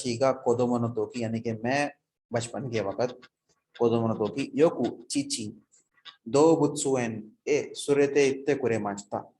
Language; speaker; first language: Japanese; non-native, fluent; Urdu